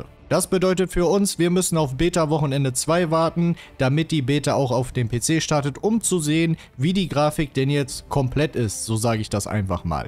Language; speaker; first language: German; native; German